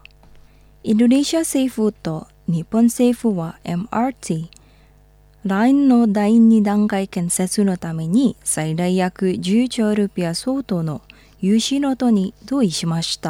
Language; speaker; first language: Japanese; non-native, fluent; Indonesian